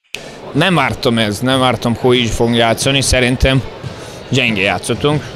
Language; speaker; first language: Hungarian; non-native, fluent; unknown